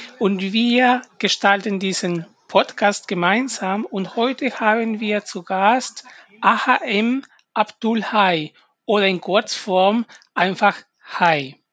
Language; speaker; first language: German; non-native, fluent; Spanish